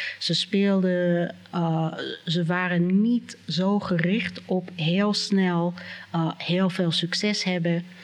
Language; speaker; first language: Dutch; non-native, fluent; English